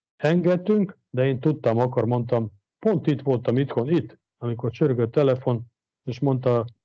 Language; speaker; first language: Hungarian; non-native, fluent; Serbian